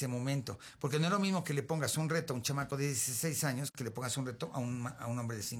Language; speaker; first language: Spanish; native; Spanish